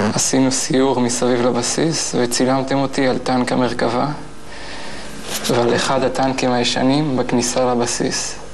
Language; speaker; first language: Hebrew; native; Hebrew